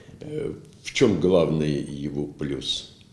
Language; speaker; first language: Russian; native; Russian